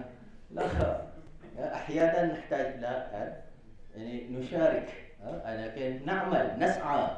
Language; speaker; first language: Arabic; non-native, fluent; Malay